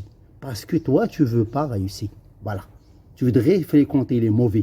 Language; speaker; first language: French; non-native, fluent; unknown